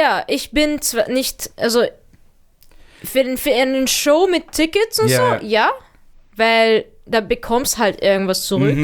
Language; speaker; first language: German; early bilingual, other home language; Arabic